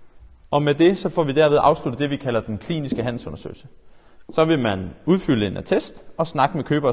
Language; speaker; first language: Danish; native; Danish